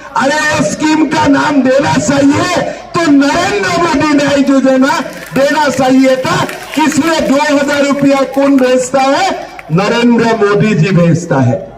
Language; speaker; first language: Hindi; non-native, local second language; Assamese